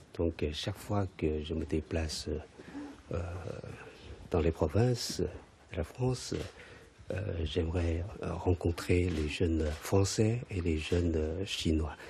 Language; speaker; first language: French; non-native, fluent; Chinese